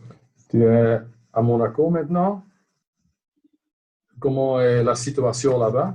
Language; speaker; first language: French; non-native, local second language; Dutch